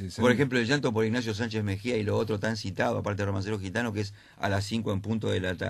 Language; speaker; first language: Spanish; native; Spanish